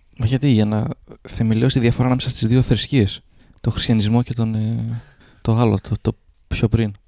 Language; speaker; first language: Greek; native; Greek